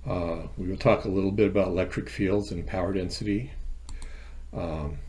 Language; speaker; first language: English; native; English